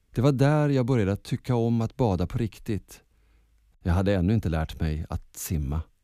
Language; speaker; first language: Swedish; early bilingual, other home language; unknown